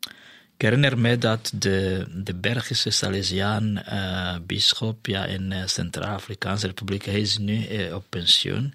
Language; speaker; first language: Dutch; non-native, fluent; Kinyarwanda